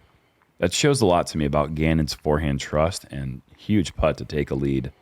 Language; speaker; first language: English; native; English